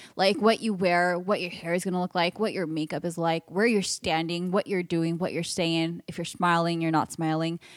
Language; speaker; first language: English; native; English